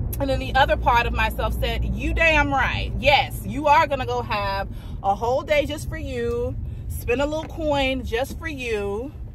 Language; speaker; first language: English; native; English